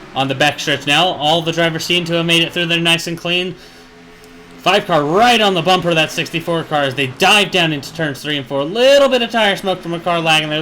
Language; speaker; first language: English; native; English